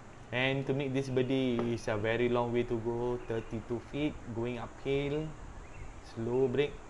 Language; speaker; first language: English; non-native, local second language; Malay